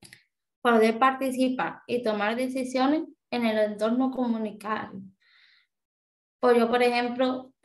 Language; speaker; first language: Spanish; native; Spanish